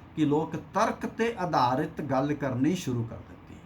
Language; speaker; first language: Hindi; non-native, local second language; Punjabi